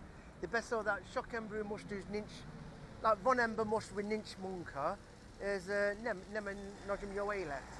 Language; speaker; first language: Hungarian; non-native, learner; English